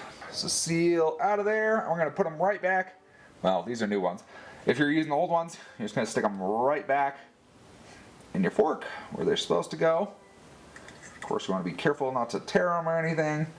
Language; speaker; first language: English; native; English